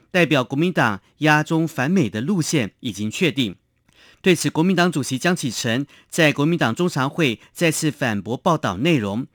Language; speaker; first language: Chinese; non-native, local second language; Hakka Chinese